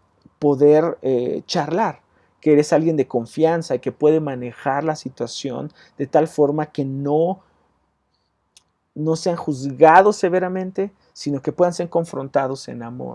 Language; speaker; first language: Spanish; native; Spanish